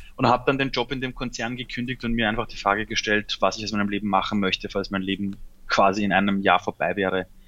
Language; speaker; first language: German; early bilingual, other home language; Persian